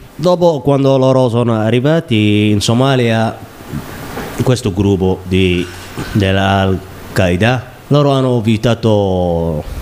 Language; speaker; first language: Italian; non-native, learner; Somali